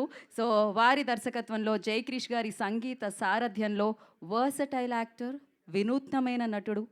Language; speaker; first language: Telugu; native; Telugu